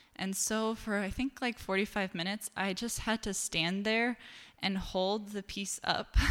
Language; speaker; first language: English; native; English